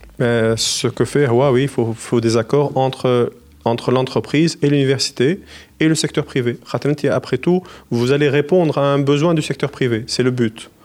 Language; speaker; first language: French; non-native, local second language; Arabic